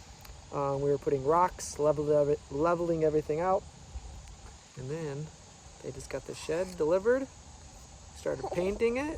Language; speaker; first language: English; native; English